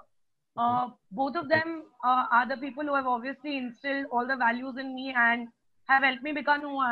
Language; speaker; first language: English; non-native, local second language; Hindi